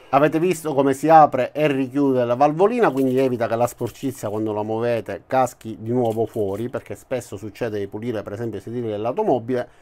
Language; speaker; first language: Italian; native; Italian